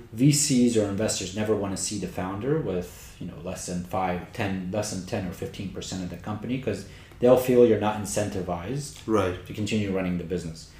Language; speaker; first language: English; native; English